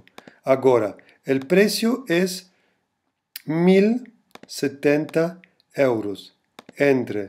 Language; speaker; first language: Spanish; non-native, fluent; German